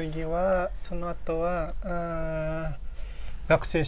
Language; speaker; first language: Japanese; non-native, learner; Indonesian